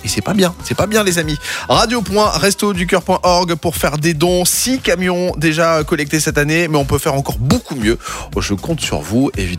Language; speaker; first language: French; native; French